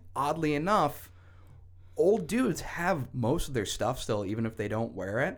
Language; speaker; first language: English; native; English